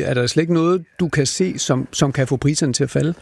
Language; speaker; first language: Danish; native; Danish